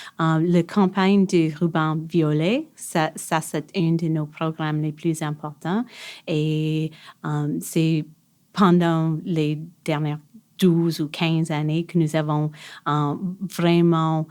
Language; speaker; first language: French; non-native, local second language; English